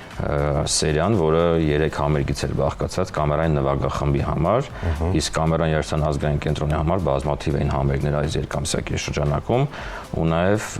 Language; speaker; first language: Armenian; native; Armenian